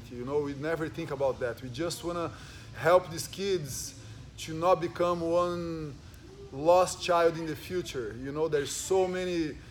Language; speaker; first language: English; early bilingual, other home language; Spanish